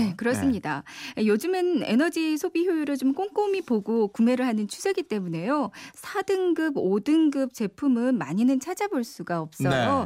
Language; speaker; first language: Korean; native; Korean